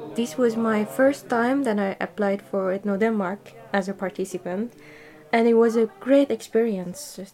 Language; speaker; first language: English; non-native, fluent; Persian